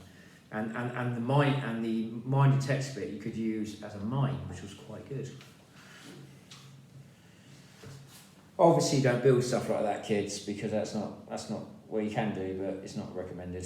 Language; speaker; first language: English; native; English